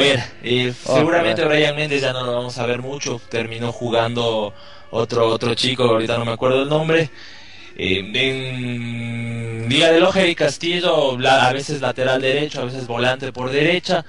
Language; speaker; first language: Spanish; native; Spanish